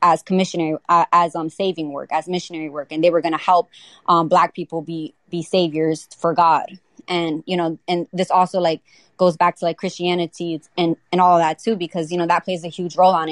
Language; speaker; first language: English; native; English